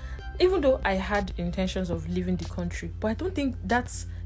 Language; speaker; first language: English; non-native, local second language; Igbo